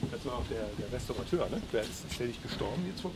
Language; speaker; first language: German; native; German